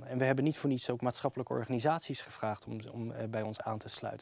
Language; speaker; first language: Dutch; native; Dutch